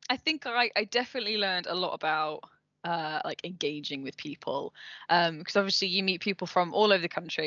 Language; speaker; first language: English; native; English